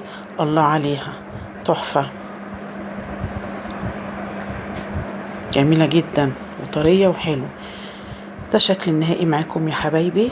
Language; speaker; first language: Arabic; native; Arabic